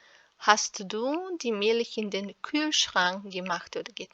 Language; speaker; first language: German; non-native, fluent; Serbian